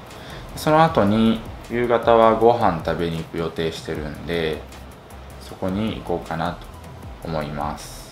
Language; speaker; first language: Japanese; native; Japanese